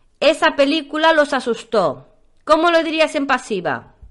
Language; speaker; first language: Spanish; native; Spanish